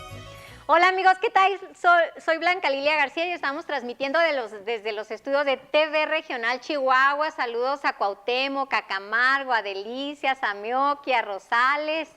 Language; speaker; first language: Spanish; native; Spanish